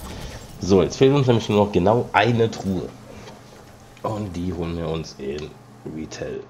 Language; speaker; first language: German; native; German